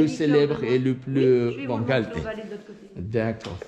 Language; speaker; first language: French; non-native, learner; Kurdish